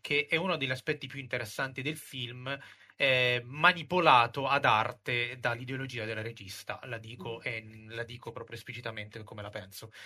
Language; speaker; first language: Italian; native; Italian